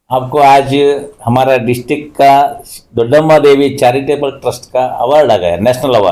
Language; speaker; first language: Hindi; non-native, local second language; Kannada